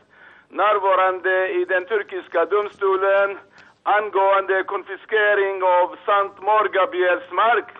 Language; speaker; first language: Swedish; non-native, fluent; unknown